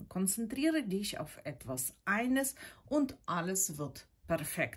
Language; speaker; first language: German; non-native, fluent; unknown